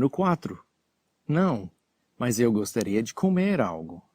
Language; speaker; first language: Portuguese; non-native, fluent; English